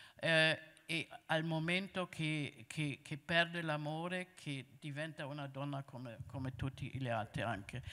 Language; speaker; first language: Italian; non-native, fluent; German